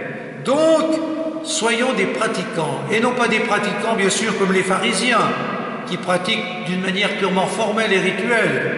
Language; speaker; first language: French; native; French